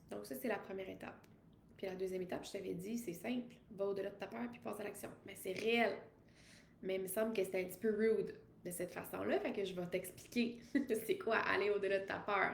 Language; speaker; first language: French; native; French